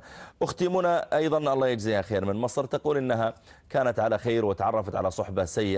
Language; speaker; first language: Arabic; native; Arabic